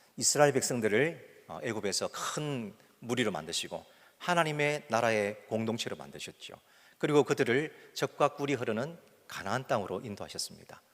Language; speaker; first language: Korean; native; Korean